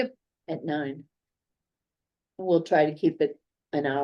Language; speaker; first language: English; native; English